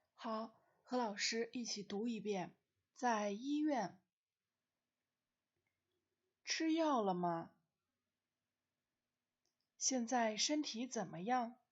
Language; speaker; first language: Chinese; non-native, fluent; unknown